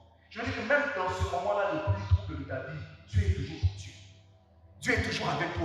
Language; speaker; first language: French; non-native, local second language; Lingala